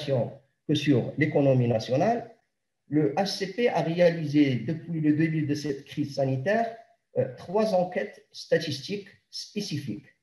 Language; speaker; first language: French; non-native, local second language; Arabic